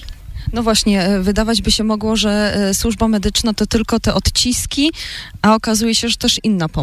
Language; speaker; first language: Polish; native; Polish